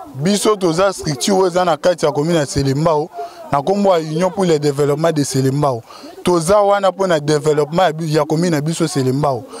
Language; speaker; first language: Lingala; native; Lingala